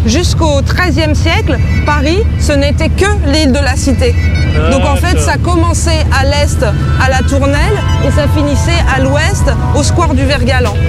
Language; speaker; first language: French; native; French